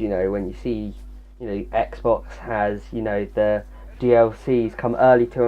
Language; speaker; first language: English; native; English